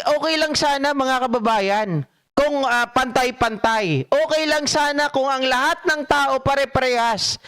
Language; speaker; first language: Filipino; non-native, local second language; Iloko